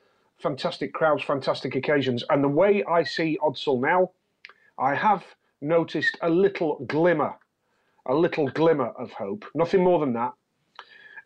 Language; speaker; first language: English; native; English